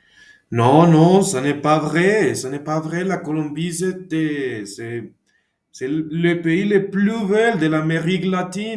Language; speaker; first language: French; non-native, learner; Spanish